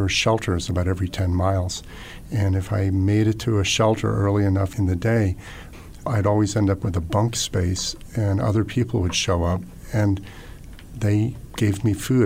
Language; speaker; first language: English; native; English